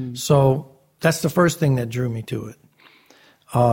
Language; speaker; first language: English; native; English